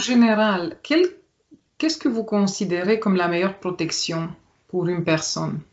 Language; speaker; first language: French; non-native, fluent; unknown